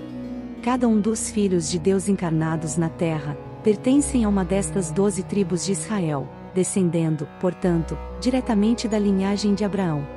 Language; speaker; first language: Portuguese; native; Portuguese